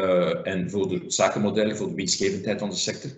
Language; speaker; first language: Dutch; non-native, fluent; French